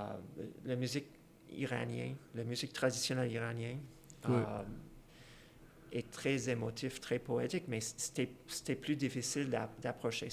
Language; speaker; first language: French; non-native, fluent; Persian